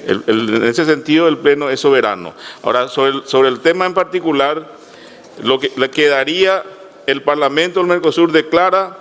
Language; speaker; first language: Spanish; native; Spanish